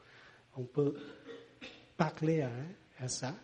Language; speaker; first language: French; non-native, learner; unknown